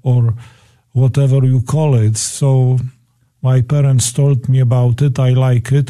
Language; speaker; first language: English; non-native, fluent; Polish